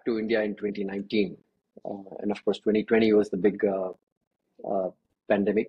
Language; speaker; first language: English; non-native, local second language; Kannada